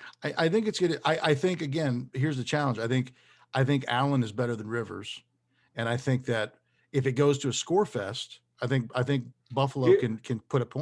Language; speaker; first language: English; native; English